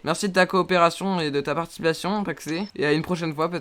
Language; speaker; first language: French; native; French